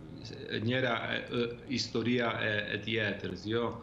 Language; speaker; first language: Albanian; early bilingual, heritage; Albanian